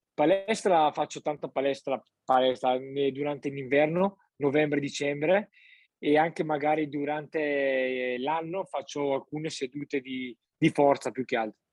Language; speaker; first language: Italian; native; Italian